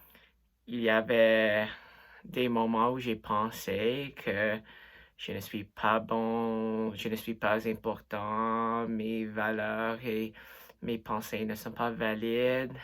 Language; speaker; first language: French; non-native, local second language; English